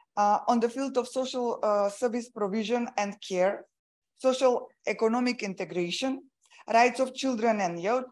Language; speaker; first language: English; non-native, fluent; Macedonian